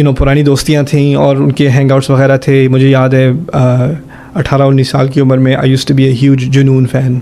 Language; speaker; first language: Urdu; early bilingual, heritage; German